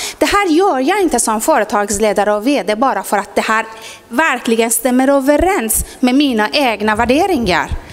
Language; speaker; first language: Swedish; non-native, fluent; Persian